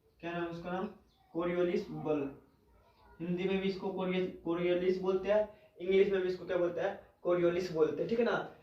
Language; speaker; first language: Hindi; native; Hindi